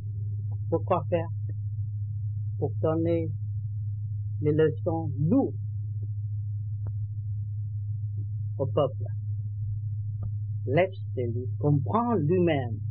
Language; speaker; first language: French; non-native, learner; Vietnamese